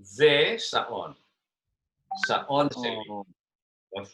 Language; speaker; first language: Hebrew; non-native, fluent; Indonesian